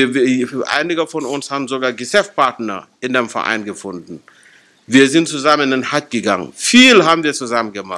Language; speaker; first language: German; non-native, fluent; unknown